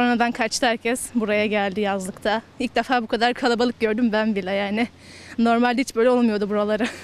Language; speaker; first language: Turkish; native; Turkish